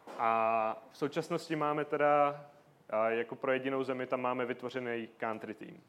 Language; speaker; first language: Czech; native; Czech